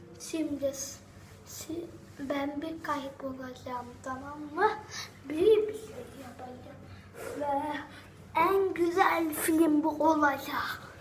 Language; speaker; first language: Turkish; non-native, learner; Dutch